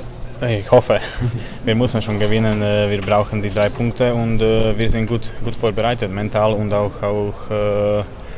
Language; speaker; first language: German; non-native, learner; Slovak